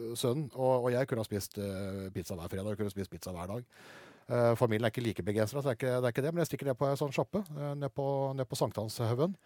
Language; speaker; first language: Norwegian; native; Norwegian